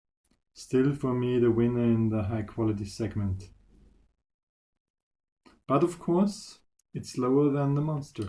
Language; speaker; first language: English; non-native, fluent; German